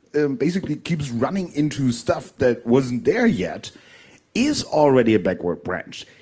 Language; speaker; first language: English; non-native, fluent; German